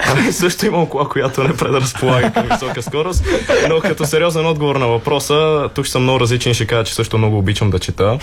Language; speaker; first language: Bulgarian; native; Bulgarian